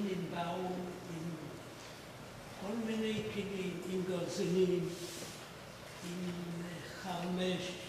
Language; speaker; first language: Hebrew; non-native, fluent; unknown